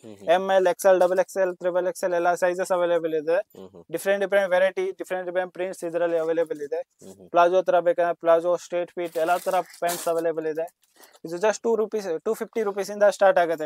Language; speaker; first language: Kannada; non-native, local second language; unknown